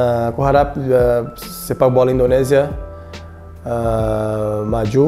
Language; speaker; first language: Indonesian; non-native, learner; Portuguese